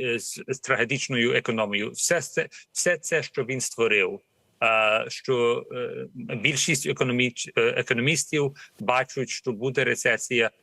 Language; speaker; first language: Ukrainian; early bilingual, heritage; Ukrainian